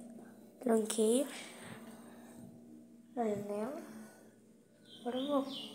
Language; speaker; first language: Portuguese; native; Portuguese